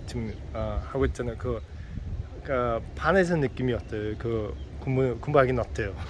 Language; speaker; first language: Korean; non-native, fluent; Mongolian